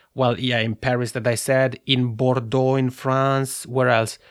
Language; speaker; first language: English; non-native, fluent; Italian